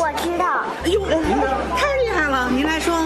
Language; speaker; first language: Chinese; native; Chinese